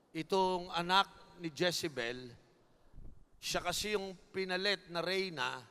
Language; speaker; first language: Filipino; native; Filipino